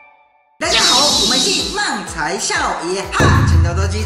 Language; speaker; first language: Chinese; non-native, fluent; Japanese